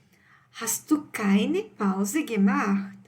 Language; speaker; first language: German; non-native, fluent; Portuguese